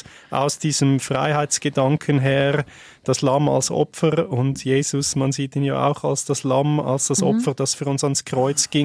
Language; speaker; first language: German; native; German